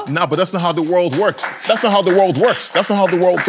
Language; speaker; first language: English; non-native, local second language; Yoruba